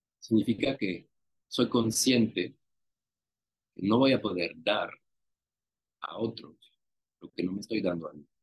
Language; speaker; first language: Spanish; non-native, fluent; French